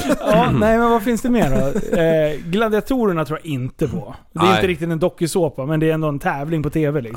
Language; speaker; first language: Swedish; native; Swedish